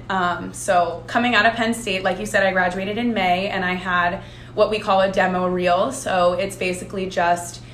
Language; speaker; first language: English; native; English